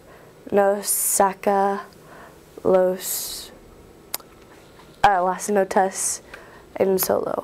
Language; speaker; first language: Spanish; non-native, learner; English